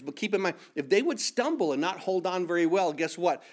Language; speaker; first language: English; native; English